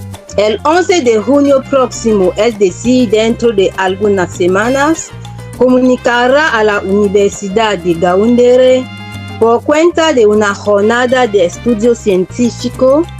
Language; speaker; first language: Spanish; non-native, fluent; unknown